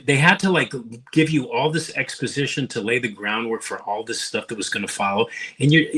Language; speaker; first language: English; native; English